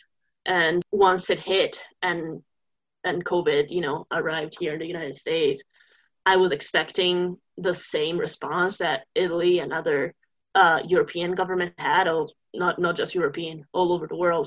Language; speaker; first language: English; non-native, fluent; Italian